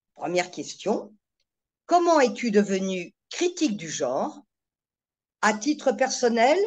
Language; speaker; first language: French; native; French